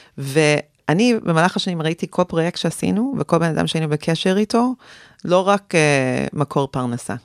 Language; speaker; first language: Hebrew; early bilingual, heritage; Hebrew